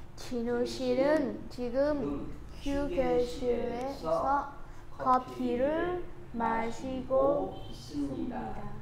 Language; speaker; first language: Korean; non-native, learner; Vietnamese